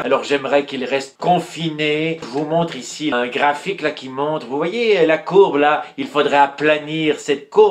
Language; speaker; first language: French; native; French